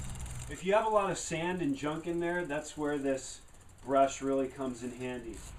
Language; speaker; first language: English; native; English